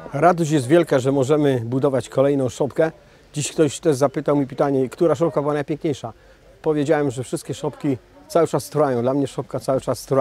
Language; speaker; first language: Polish; native; Polish